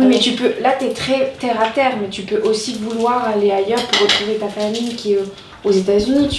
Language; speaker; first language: French; early bilingual, other home language; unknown